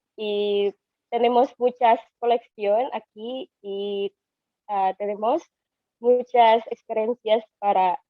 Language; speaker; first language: Spanish; non-native, learner; Indonesian